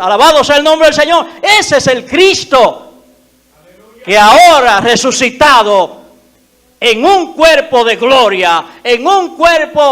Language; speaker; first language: Spanish; native; Spanish